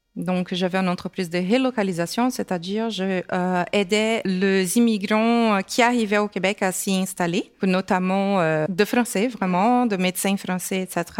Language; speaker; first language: French; non-native, fluent; Portuguese